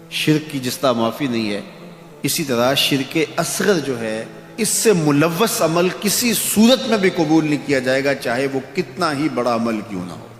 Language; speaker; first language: Urdu; non-native, local second language; Punjabi